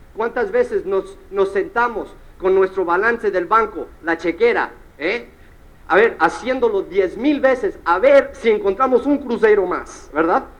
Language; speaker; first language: Spanish; early bilingual, heritage; Spanish